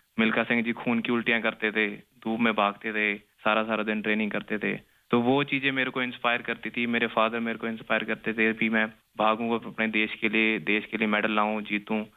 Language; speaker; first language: Hindi; non-native, local second language; Punjabi